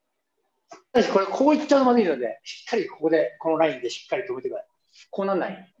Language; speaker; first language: Japanese; native; Japanese